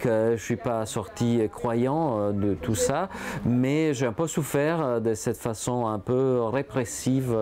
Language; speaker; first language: French; non-native, fluent; Italian